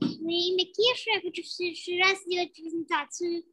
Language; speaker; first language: Russian; early bilingual, heritage; Russian